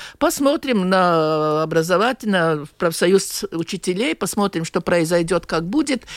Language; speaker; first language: Russian; non-native, local second language; Latvian